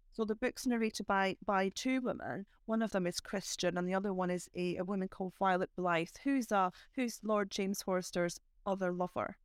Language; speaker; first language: English; native; English